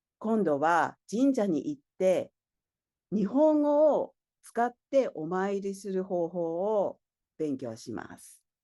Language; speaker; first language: Japanese; native; Japanese